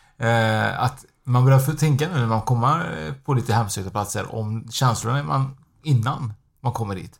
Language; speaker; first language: Swedish; native; Swedish